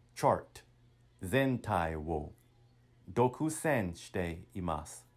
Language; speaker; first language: Japanese; non-native, learner; English